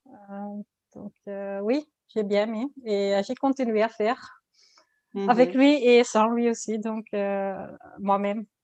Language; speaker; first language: French; non-native, learner; Dutch